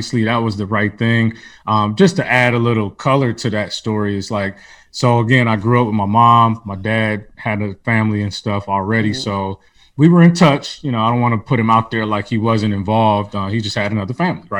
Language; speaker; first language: English; native; English